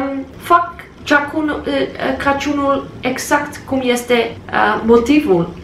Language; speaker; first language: Romanian; non-native, learner; English